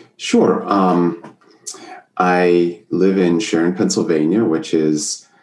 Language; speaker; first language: English; native; English